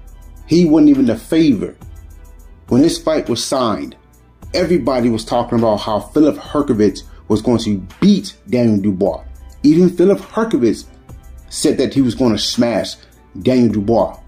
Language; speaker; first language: English; native; English